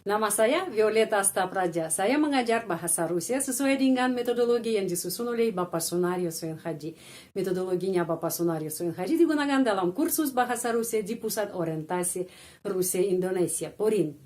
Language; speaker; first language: Indonesian; non-native, fluent; Russian